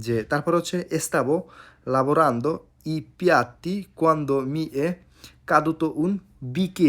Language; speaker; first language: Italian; non-native, fluent; Bangla